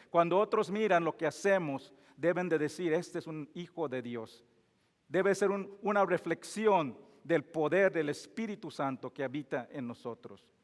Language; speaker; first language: Spanish; non-native, fluent; English